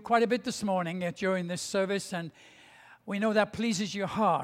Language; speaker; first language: English; native; English